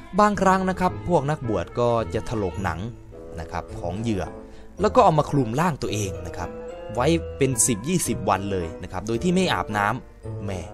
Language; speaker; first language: Thai; native; Thai